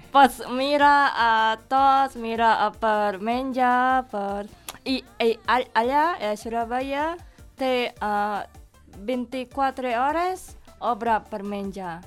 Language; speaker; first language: Catalan; non-native, learner; Indonesian